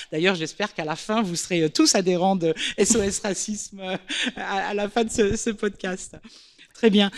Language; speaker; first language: French; native; French